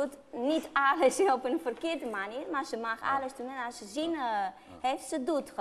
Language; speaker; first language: Dutch; non-native, fluent; Romanian